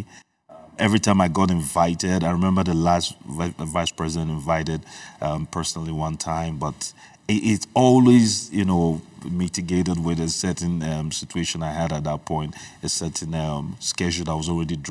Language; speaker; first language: English; early bilingual, other home language; Igbo